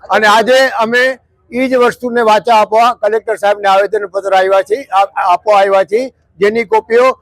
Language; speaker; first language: Gujarati; non-native, local second language; Sindhi